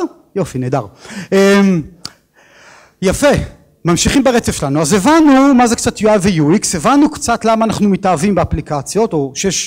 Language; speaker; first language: Hebrew; native; Hebrew